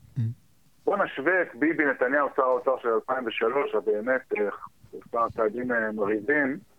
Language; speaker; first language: Hebrew; early bilingual, heritage; Hebrew